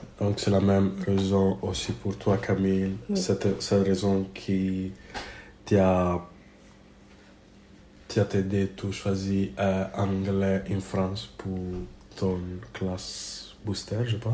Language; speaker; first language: French; non-native, fluent; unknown